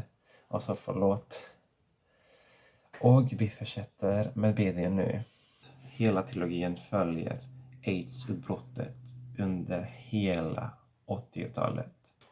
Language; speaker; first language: Swedish; non-native, fluent; Catalan